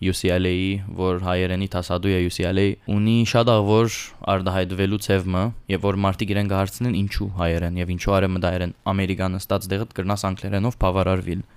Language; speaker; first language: Armenian; early bilingual, heritage; Armenian